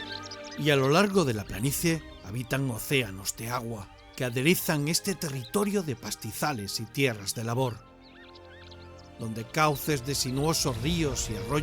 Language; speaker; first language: Spanish; native; Spanish